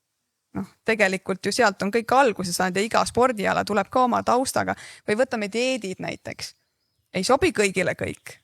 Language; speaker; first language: Estonian; native; Estonian